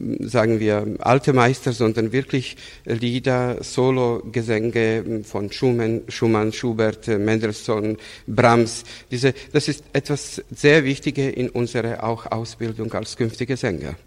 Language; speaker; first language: German; non-native, fluent; Serbian